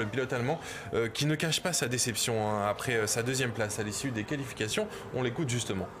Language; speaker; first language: French; native; French